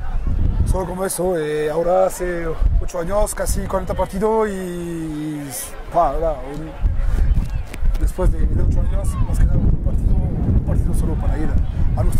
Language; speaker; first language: Spanish; non-native, learner; French